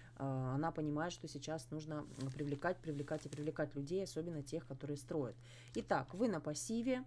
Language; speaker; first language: Russian; native; Russian